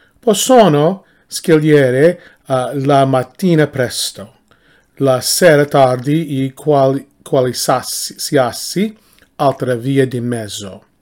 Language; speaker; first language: Italian; non-native, learner; English